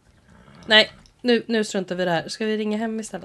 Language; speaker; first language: Swedish; native; Swedish